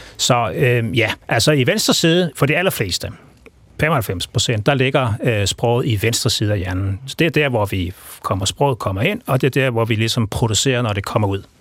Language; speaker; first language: Danish; native; Danish